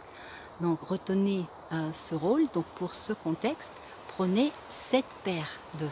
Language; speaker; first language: French; non-native, fluent; Russian